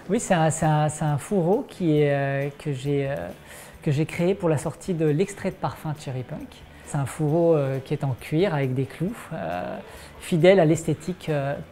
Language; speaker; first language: French; native; French